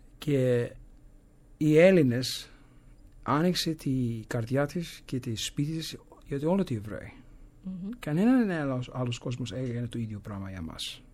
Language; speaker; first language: Greek; early bilingual, heritage; English